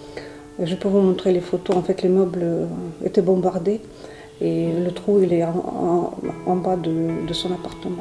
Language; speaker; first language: French; non-native, fluent; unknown